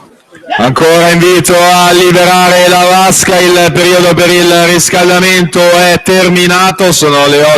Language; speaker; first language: Italian; native; Italian